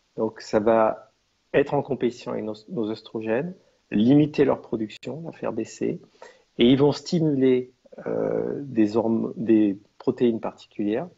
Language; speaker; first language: French; native; French